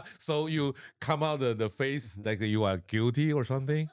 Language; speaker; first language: English; non-native, learner; Chinese